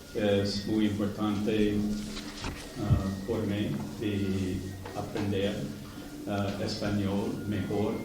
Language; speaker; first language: Spanish; non-native, learner; English